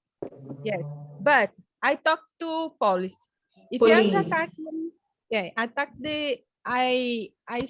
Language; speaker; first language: English; non-native, learner; Portuguese